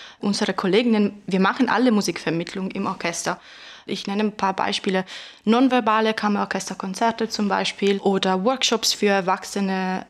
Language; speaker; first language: German; non-native, fluent; Italian